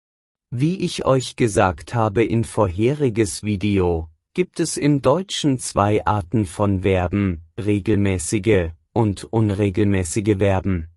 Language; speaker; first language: German; non-native, fluent; Persian